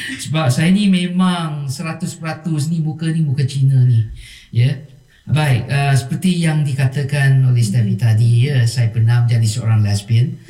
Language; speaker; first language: Malay; non-native, local second language; Chinese